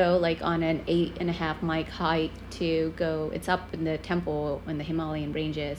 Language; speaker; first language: English; non-native, local second language; Tamil